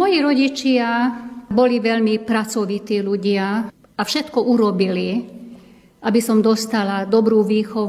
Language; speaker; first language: Slovak; non-native, local second language; Hungarian